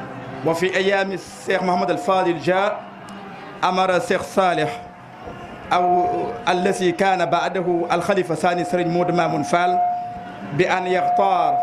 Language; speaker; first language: Arabic; non-native, fluent; Wolof